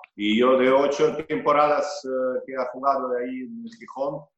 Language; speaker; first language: Spanish; non-native, fluent; Russian